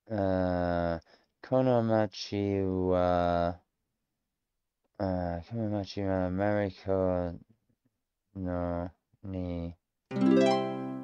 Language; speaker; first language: Japanese; non-native, learner; English